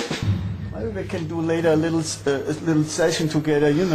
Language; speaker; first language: English; non-native, fluent; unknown